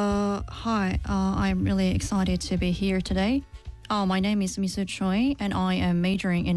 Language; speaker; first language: English; non-native, fluent; Korean